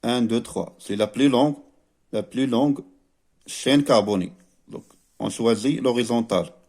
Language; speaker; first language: French; non-native, local second language; Arabic